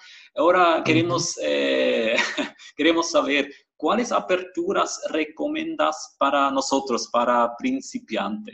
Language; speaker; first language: Spanish; non-native, fluent; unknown